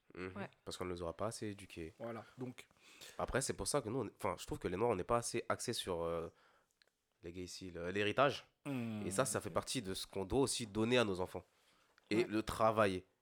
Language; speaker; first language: French; native; French